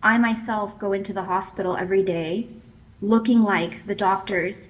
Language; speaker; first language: English; native; English